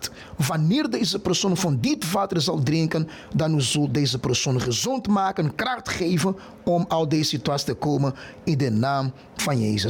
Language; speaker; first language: Dutch; non-native, fluent; Portuguese